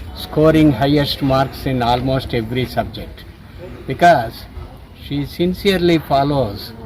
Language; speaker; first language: English; non-native, local second language; Telugu